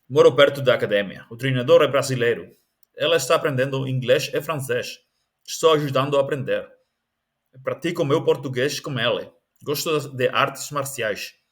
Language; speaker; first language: Portuguese; non-native, learner; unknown